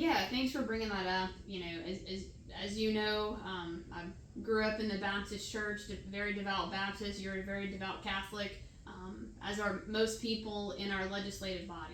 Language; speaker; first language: English; native; English